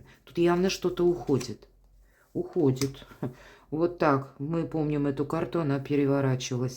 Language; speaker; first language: Russian; native; Russian